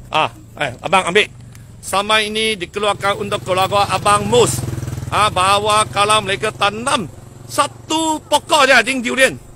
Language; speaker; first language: Malay; non-native, local second language; Chinese